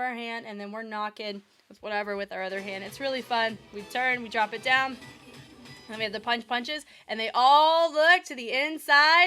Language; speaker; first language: English; native; English